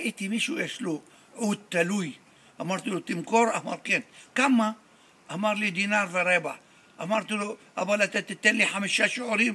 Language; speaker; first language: Hebrew; non-native, fluent; Arabic